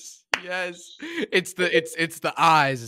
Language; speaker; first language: English; native; English